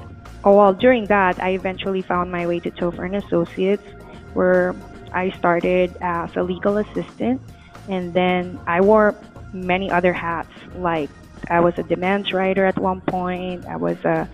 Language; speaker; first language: English; non-native, local second language; Filipino